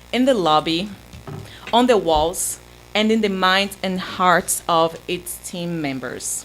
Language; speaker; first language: English; non-native, fluent; Portuguese